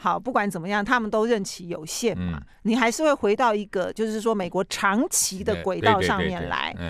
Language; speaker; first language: Chinese; native; Chinese